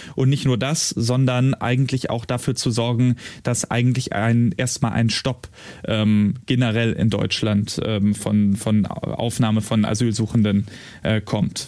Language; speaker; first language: German; native; German